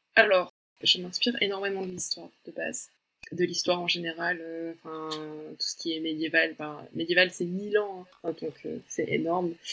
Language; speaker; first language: French; early bilingual, other home language; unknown